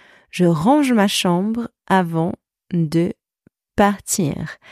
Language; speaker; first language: French; native; French